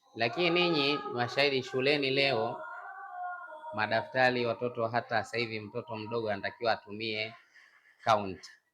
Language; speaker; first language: Swahili; non-native, local second language; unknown